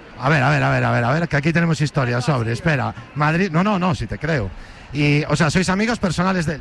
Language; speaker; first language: Spanish; native; Spanish